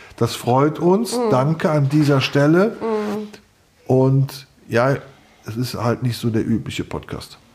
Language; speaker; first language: German; native; German